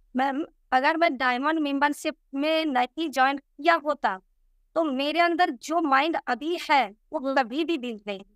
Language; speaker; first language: Hindi; non-native, local second language; Bangla